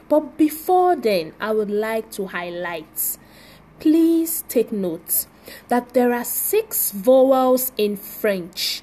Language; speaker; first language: English; non-native, local second language; Yoruba